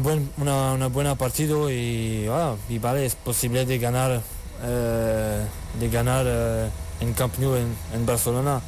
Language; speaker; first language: Spanish; non-native, learner; French